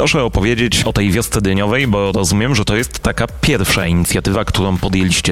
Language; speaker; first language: Polish; native; Polish